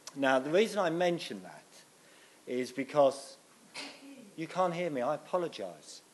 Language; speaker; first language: English; native; English